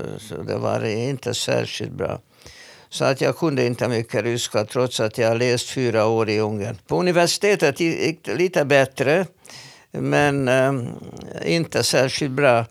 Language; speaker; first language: Swedish; non-native, fluent; Hungarian